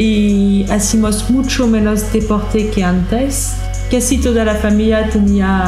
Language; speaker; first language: Spanish; non-native, fluent; French